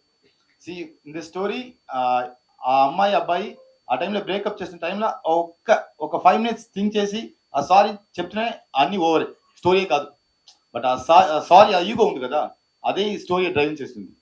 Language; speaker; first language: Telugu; non-native, local second language; Tamil